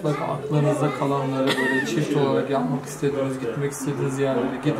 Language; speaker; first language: Turkish; native; Turkish